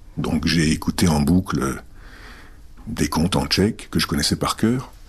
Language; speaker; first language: French; early bilingual, other home language; Czech